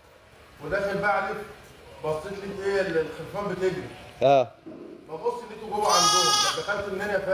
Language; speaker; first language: Arabic; native; Arabic